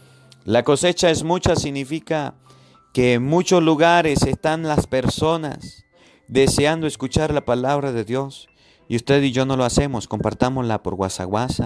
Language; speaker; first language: Spanish; native; Spanish